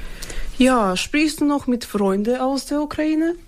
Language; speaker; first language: German; non-native, fluent; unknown